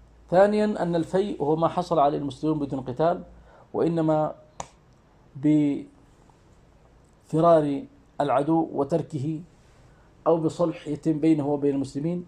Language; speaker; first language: Arabic; native; Arabic